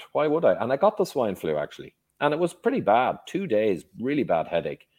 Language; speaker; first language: English; native; English